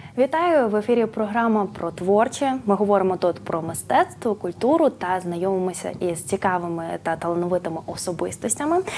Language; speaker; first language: Ukrainian; native; Ukrainian